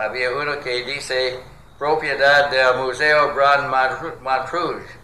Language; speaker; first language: Spanish; non-native, learner; English